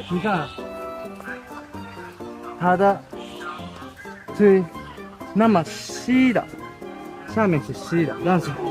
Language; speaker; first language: Chinese; non-native, learner; Japanese